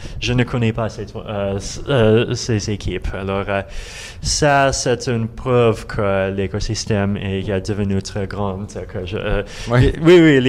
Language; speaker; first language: French; non-native, learner; Russian